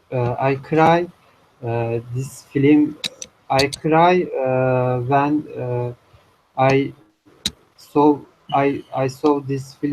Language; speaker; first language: English; non-native, learner; Turkish